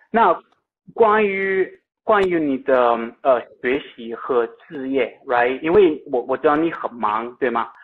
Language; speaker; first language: Chinese; non-native, fluent; Italian